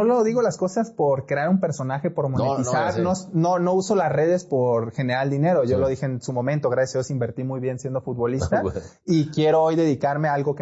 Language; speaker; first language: Spanish; native; Spanish